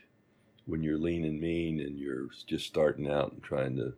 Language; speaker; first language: English; native; English